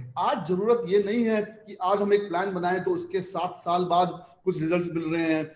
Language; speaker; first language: Hindi; non-native, local second language; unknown